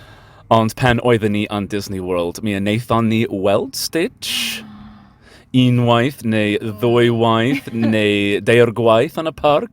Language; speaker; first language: Welsh; non-native, learner; English